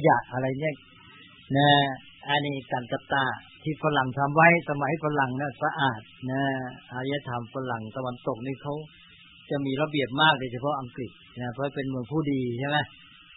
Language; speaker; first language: Thai; native; Thai